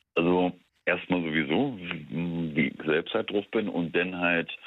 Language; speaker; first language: German; native; German